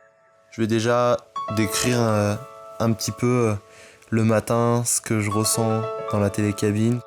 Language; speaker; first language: French; native; French